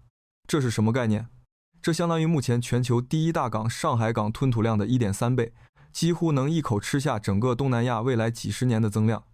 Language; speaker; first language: Chinese; native; Chinese